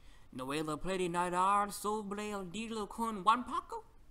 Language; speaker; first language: Spanish; non-native, learner; English